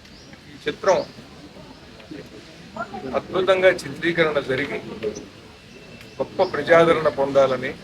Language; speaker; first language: Telugu; native; Telugu